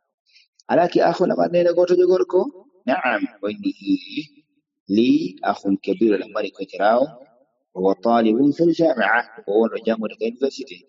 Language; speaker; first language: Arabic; non-native, fluent; Fula